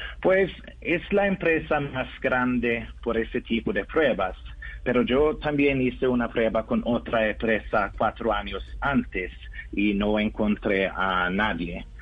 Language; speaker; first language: Spanish; non-native, learner; Norwegian